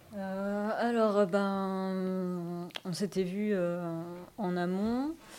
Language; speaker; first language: French; native; French